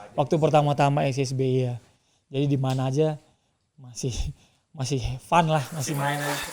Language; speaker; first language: Indonesian; native; Indonesian